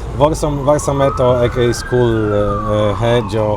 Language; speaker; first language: Hindi; non-native, learner; Polish